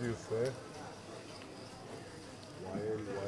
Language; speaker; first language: English; non-native, learner; Russian